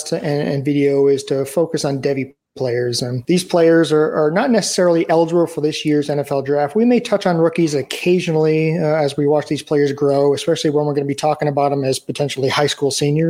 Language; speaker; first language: English; native; English